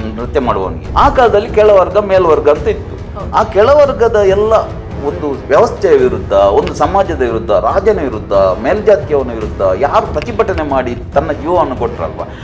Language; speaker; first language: Kannada; non-native, local second language; Tulu